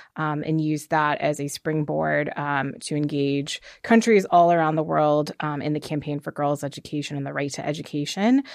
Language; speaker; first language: English; native; English